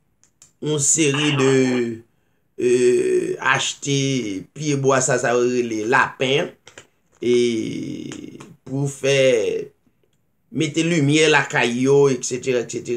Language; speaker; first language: French; non-native, local second language; Haitian Creole